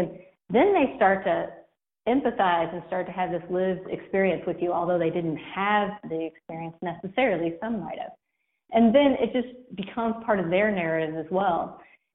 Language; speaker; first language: English; native; English